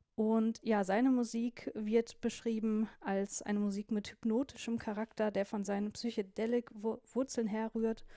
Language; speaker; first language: German; native; German